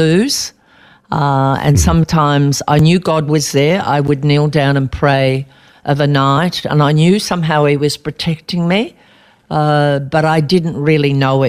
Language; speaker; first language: English; native; English